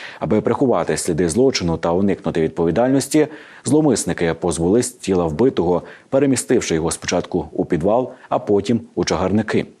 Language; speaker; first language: Ukrainian; native; Ukrainian